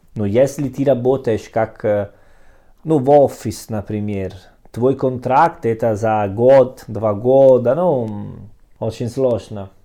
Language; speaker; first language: Russian; non-native, learner; Italian